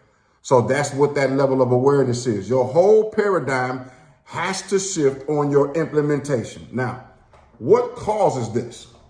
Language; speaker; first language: English; native; English